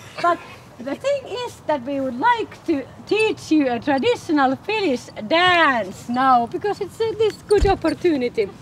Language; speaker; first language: English; non-native, fluent; Finnish